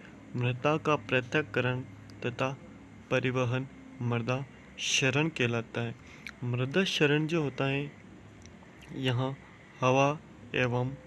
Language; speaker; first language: Hindi; native; Hindi